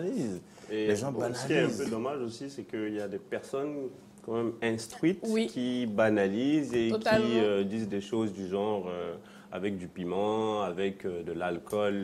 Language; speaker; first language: French; non-native, local second language; Fon